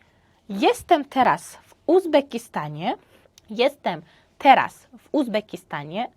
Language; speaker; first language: Polish; non-native, fluent; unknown